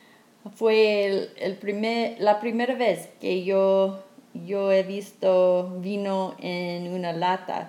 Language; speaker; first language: Spanish; non-native, learner; English